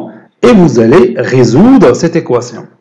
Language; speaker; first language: French; non-native, local second language; Arabic